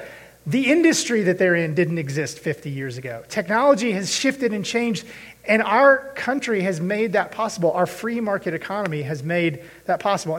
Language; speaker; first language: English; native; English